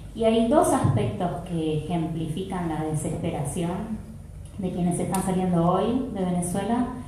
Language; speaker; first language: Spanish; native; Spanish